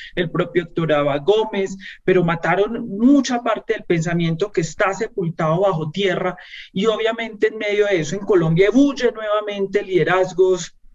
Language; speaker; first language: Spanish; native; Spanish